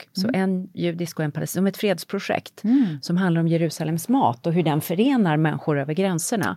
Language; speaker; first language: Swedish; native; Swedish